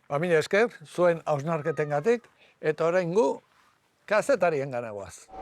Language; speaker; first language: Basque; native; Basque